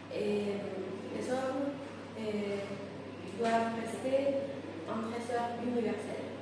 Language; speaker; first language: French; non-native, fluent; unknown